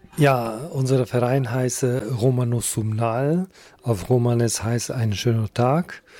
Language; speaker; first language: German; non-native, fluent; Romany